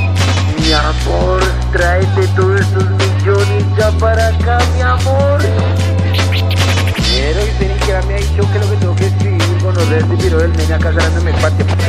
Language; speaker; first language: Spanish; native; Spanish